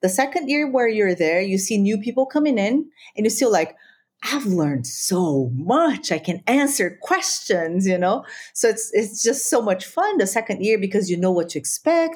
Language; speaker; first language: English; non-native, fluent; Spanish